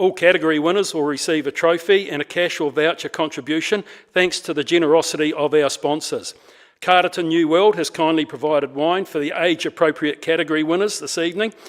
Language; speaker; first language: English; native; English